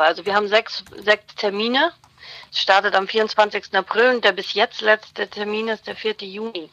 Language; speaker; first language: German; native; German